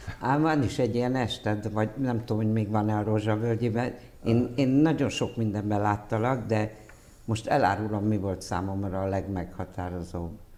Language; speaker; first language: Hungarian; native; Hungarian